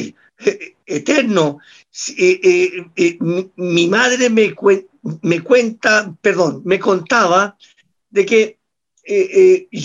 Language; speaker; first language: Spanish; early bilingual, other home language; Italian